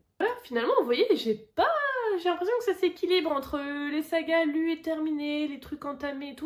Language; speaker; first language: French; native; French